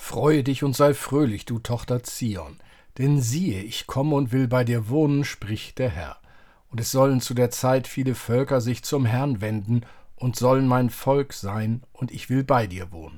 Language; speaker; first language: German; native; German